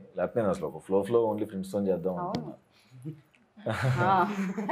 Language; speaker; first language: Telugu; native; Telugu